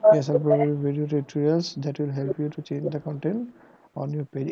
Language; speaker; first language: English; non-native, local second language; Bangla